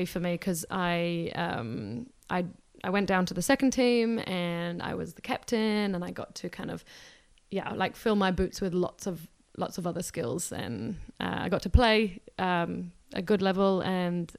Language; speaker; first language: English; native; English